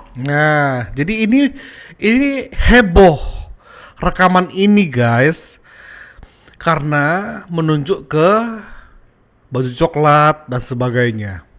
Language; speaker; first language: Indonesian; native; Indonesian